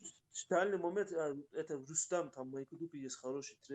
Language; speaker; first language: Russian; non-native, local second language; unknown